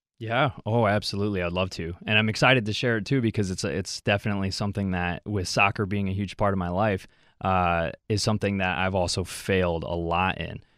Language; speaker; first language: English; native; English